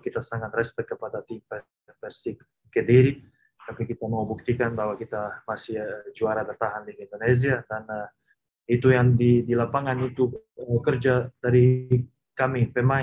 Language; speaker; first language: Indonesian; non-native, fluent; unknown